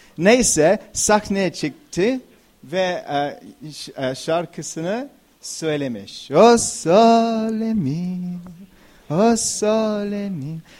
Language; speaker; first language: Turkish; non-native, fluent; English